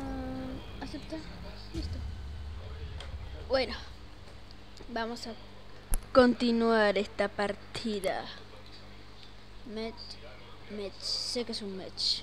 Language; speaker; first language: Spanish; native; Spanish